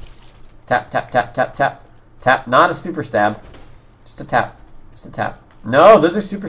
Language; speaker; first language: English; native; English